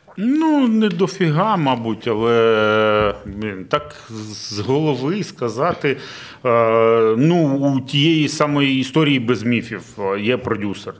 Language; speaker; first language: Ukrainian; non-native, local second language; Russian